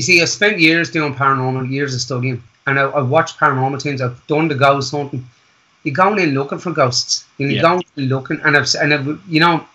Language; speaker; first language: English; native; English